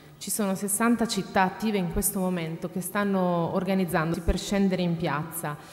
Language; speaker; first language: Italian; native; Italian